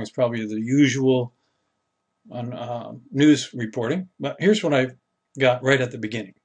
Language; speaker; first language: English; native; English